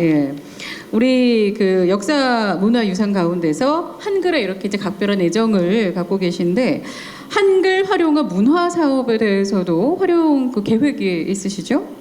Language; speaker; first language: Korean; native; Korean